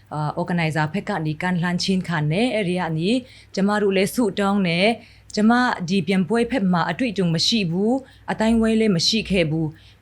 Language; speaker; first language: Burmese; non-native, local second language; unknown